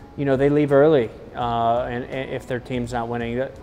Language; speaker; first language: English; native; English